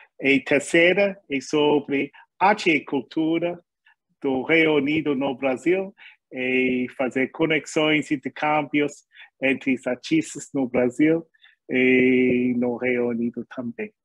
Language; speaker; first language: Portuguese; non-native, learner; English